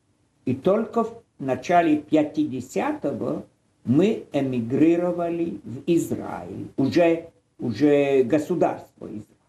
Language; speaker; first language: Russian; non-native, fluent; Polish